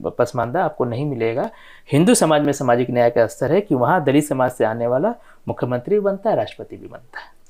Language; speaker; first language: Hindi; non-native, local second language; Bhojpuri